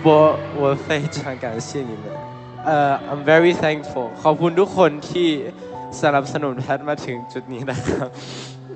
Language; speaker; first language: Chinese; non-native, learner; Thai